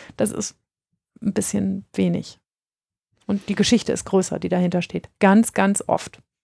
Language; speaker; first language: German; native; German